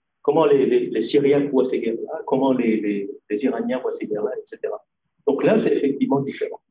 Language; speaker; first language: French; non-native, local second language; Arabic